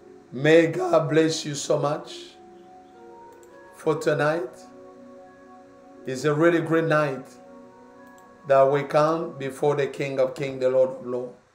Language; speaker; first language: English; non-native, fluent; Lingala